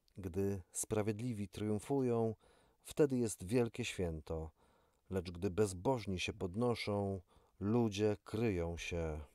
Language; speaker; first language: Polish; native; Polish